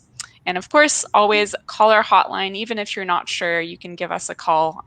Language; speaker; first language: English; native; English